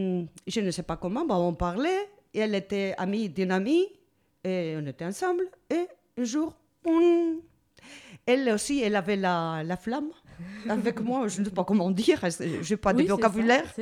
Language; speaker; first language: French; non-native, learner; Spanish